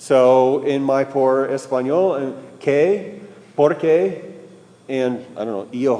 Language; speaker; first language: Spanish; non-native, learner; English